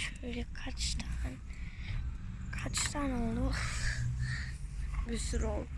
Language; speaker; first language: Turkish; early bilingual, heritage; Turkish